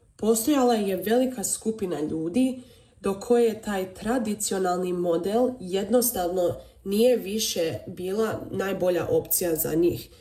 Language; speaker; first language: Serbian; early bilingual, heritage; Croatian